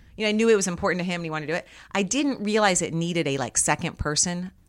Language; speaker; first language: English; native; English